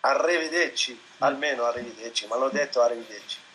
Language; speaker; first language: Italian; non-native, fluent; Arabic